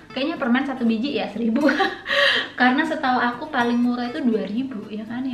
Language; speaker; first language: Indonesian; native; Indonesian